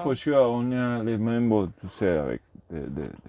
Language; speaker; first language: French; non-native, learner; Spanish